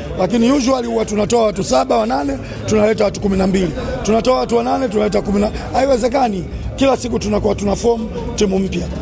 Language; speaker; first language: Swahili; native; Swahili